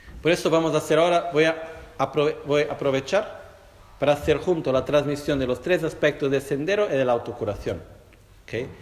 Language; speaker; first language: Spanish; non-native, fluent; Portuguese